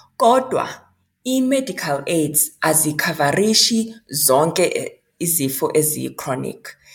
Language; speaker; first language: Xhosa; non-native, local second language; Zulu